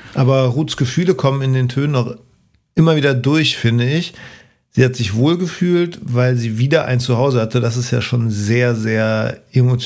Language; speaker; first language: German; native; German